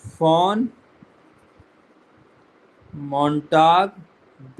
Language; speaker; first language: German; non-native, fluent; Hindi